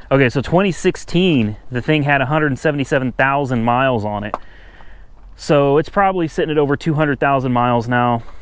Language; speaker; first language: English; native; English